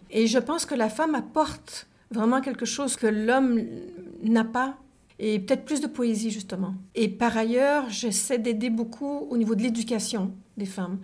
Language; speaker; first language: French; native; French